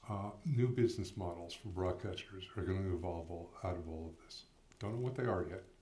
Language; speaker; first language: English; native; English